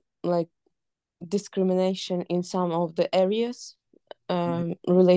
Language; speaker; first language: English; non-native, fluent; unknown